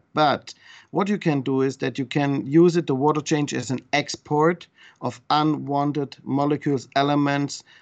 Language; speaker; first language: English; non-native, fluent; German